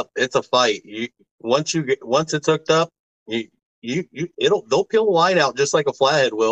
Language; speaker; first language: English; native; English